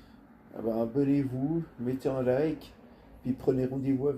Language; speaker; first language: French; native; French